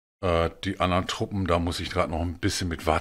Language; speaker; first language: German; native; German